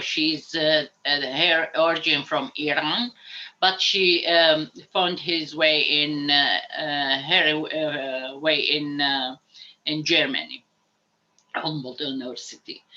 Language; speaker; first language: English; non-native, learner; Arabic